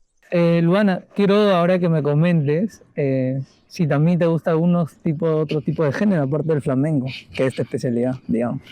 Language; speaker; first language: Spanish; native; Spanish